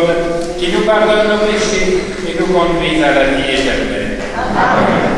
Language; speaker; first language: French; native; French